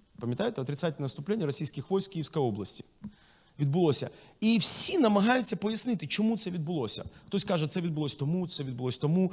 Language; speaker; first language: Ukrainian; non-native, local second language; Russian